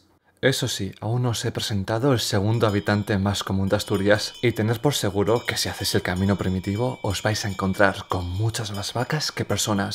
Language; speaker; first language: Spanish; native; Spanish